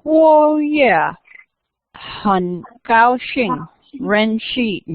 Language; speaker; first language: Chinese; non-native, learner; English